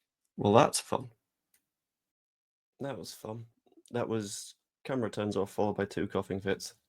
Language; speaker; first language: English; native; English